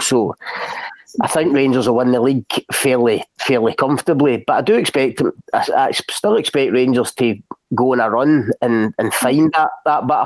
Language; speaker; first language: English; native; English